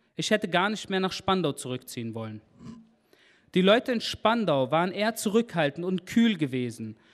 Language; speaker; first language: German; native; German